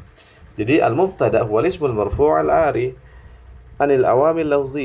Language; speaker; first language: Arabic; non-native, fluent; Indonesian